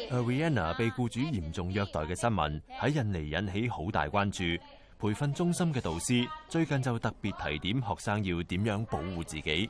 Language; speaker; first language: Cantonese; native; Cantonese